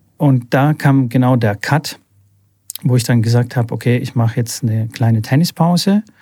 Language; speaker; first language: German; early bilingual, other home language; Bulgarian